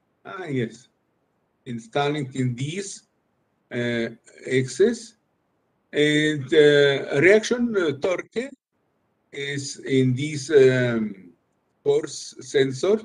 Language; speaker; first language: English; non-native, learner; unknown